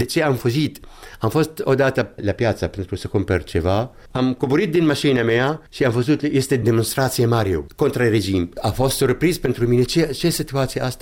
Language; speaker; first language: Romanian; non-native, learner; Arabic